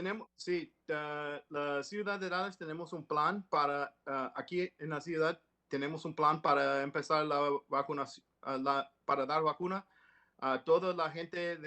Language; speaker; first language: Spanish; non-native, learner; English